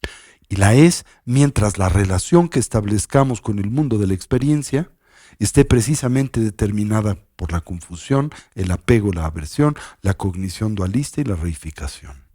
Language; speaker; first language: Spanish; native; Spanish